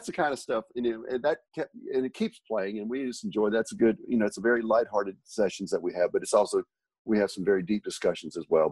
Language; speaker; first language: English; native; English